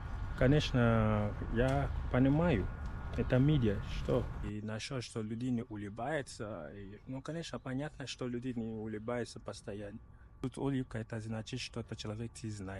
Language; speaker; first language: Russian; non-native, learner; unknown